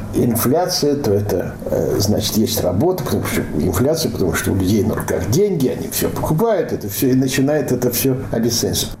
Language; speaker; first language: Russian; non-native, local second language; Yiddish